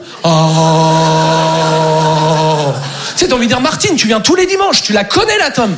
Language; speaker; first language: French; native; French